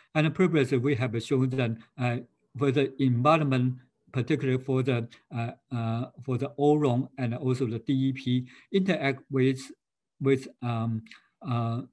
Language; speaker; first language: English; non-native, fluent; Chinese